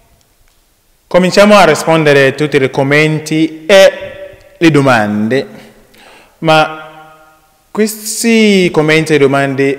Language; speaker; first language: Italian; non-native, learner; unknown